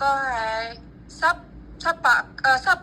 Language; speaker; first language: Cantonese; non-native, learner; Indonesian